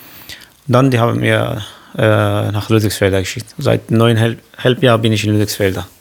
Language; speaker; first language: German; non-native, fluent; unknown